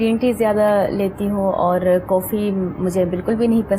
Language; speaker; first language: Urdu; non-native, local second language; Pashto